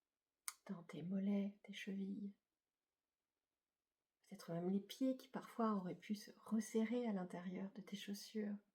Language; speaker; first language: French; native; French